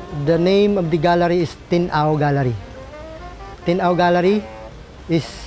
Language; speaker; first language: English; non-native, local second language; Waray